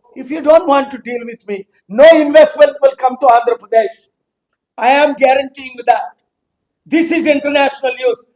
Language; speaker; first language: English; non-native, local second language; Telugu